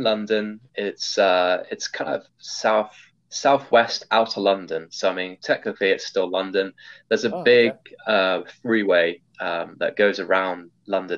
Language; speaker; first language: English; native; English